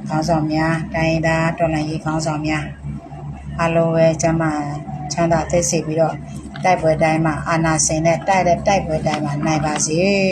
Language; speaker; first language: Burmese; non-native, local second language; S'gaw Karen